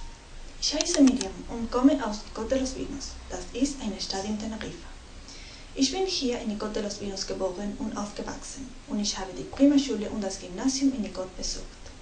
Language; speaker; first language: German; non-native, learner; Spanish